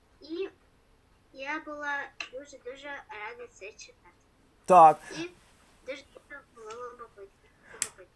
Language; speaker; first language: Ukrainian; non-native, local second language; Russian